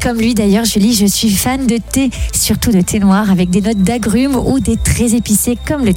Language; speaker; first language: French; native; French